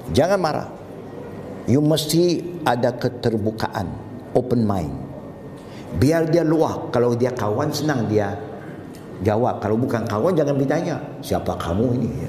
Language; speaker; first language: Malay; non-native, local second language; Chinese